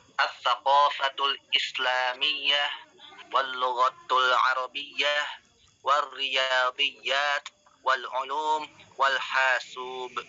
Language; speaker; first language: Arabic; non-native, learner; Indonesian